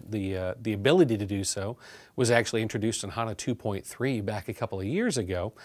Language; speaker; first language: English; native; English